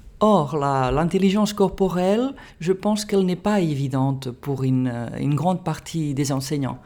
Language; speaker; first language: French; non-native, fluent; Catalan